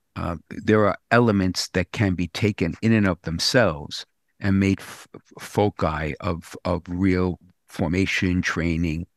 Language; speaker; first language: English; native; English